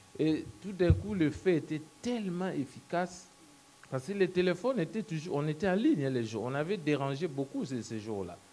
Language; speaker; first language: French; non-native, local second language; Lingala